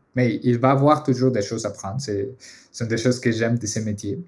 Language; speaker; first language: French; non-native, fluent; Spanish